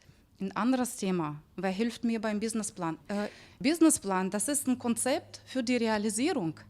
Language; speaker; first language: German; non-native, fluent; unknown